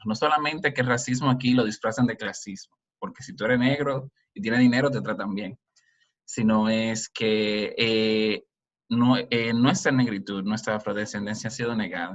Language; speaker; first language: Spanish; native; Spanish